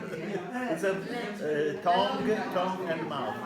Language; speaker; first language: English; non-native, learner; Polish